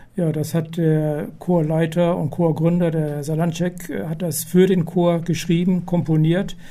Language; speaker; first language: German; native; German